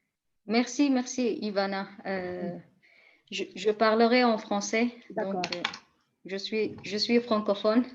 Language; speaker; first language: French; non-native, fluent; Kurdish